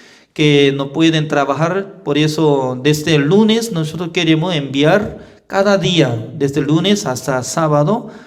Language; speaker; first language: Spanish; non-native, fluent; Korean